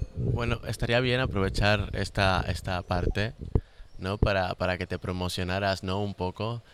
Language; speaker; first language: Spanish; native; Spanish